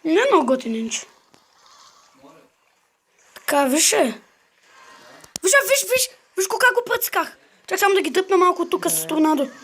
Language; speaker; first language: Bulgarian; native; Bulgarian